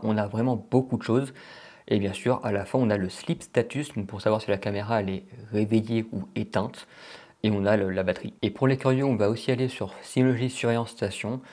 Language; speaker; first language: French; native; French